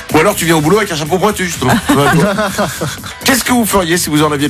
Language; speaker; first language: French; native; French